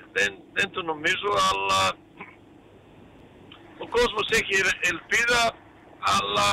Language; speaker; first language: Greek; early bilingual, heritage; Greek